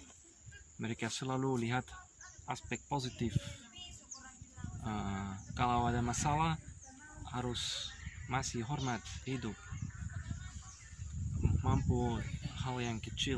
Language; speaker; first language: Indonesian; non-native, learner; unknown